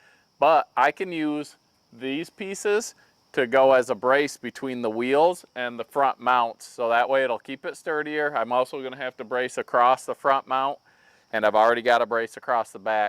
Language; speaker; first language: English; native; English